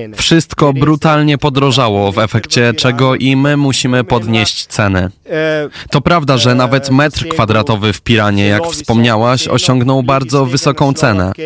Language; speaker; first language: Polish; non-native, fluent; Slovenian